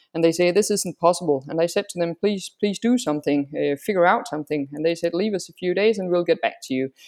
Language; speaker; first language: English; non-native, fluent; Danish